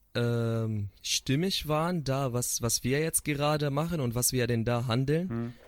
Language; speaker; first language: German; non-native, fluent; Arabic